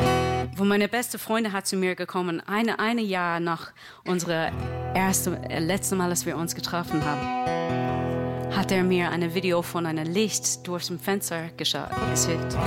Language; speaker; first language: German; non-native, learner; English